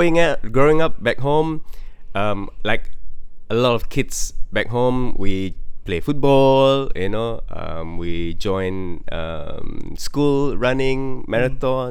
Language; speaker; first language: English; non-native, local second language; Malay